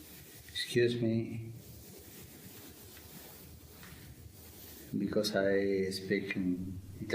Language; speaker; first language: English; non-native, learner; Spanish